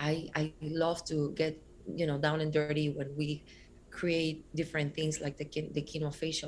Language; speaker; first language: English; non-native, fluent; Spanish